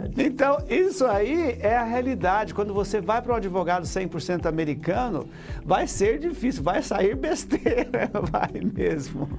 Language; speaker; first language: Portuguese; early bilingual, heritage; Portuguese